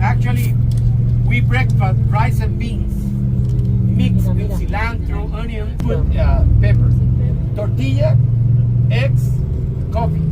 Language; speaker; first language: English; non-native, learner; Spanish